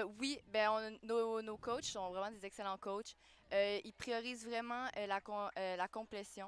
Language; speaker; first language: French; native; French